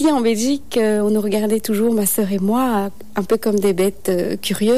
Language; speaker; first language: French; native; French